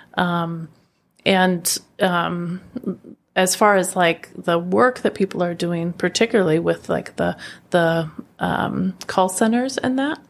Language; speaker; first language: English; native; English